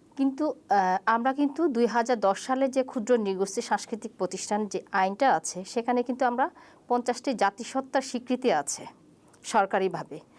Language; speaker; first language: Bangla; non-native, local second language; Chakma